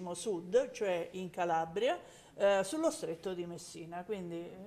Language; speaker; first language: Italian; native; Italian